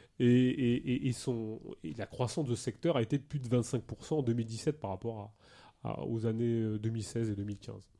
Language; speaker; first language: French; native; French